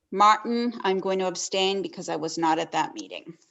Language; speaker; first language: English; native; English